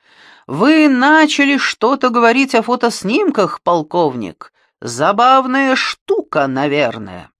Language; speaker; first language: Russian; native; Russian